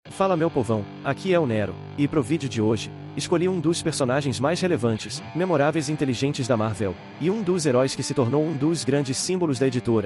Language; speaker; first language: Portuguese; native; Portuguese